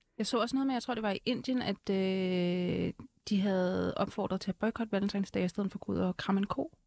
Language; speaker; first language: Danish; early bilingual, other home language; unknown